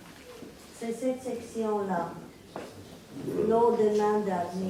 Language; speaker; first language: French; non-native, fluent; Serbian